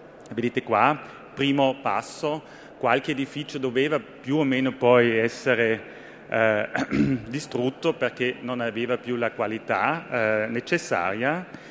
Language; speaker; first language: Italian; non-native, fluent; German